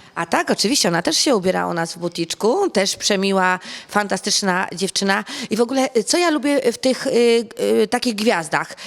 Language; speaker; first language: Polish; native; Polish